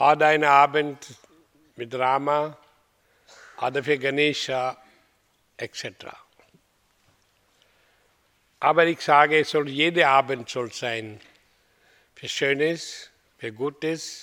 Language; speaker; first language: German; non-native, fluent; Hindi